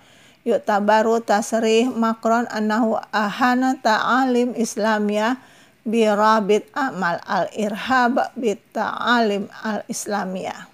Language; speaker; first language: Arabic; non-native, fluent; Indonesian